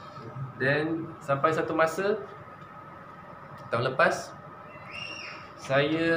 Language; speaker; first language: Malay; non-native, local second language; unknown